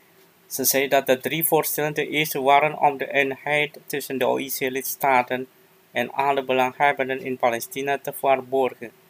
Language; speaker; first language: Dutch; non-native, local second language; Indonesian